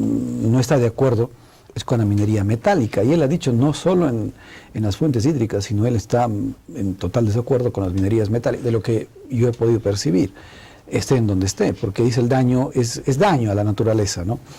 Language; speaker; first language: Spanish; native; Spanish